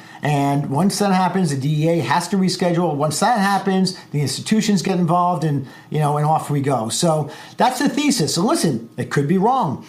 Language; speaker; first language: English; native; English